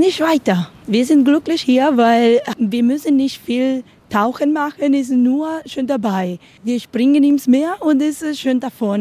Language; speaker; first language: German; non-native, learner; Spanish